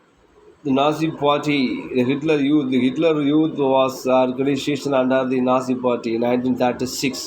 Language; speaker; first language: English; non-native, local second language; Tamil